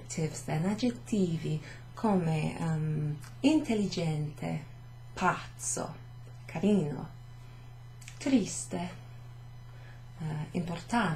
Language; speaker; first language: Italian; non-native, fluent; English